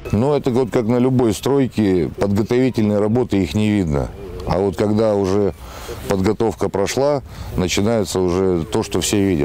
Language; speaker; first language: Russian; native; Russian